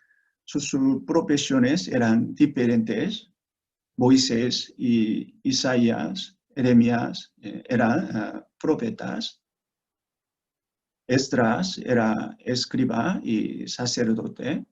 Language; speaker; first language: Spanish; non-native, fluent; Korean